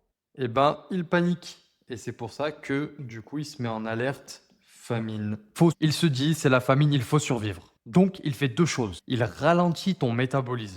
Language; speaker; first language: French; native; French